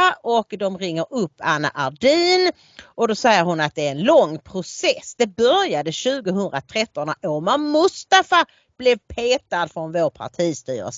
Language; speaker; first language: Swedish; native; Swedish